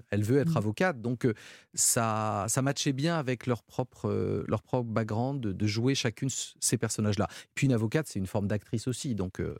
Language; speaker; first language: French; native; French